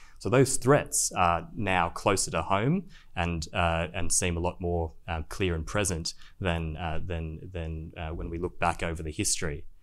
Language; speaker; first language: English; native; English